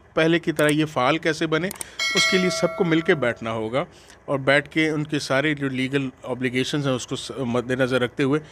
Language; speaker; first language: Urdu; non-native, local second language; Sindhi